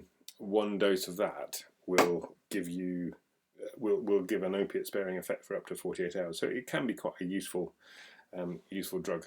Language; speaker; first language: English; native; English